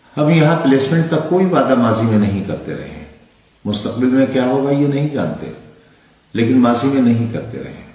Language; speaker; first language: Urdu; native; Urdu